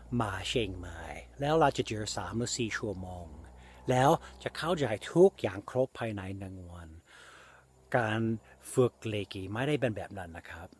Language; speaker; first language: Thai; non-native, fluent; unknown